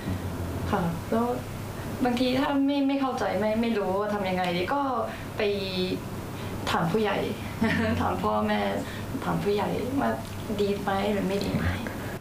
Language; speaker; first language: Thai; early bilingual, heritage; Japanese